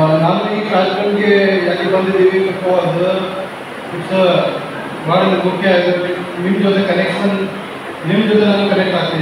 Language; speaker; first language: Kannada; non-native, learner; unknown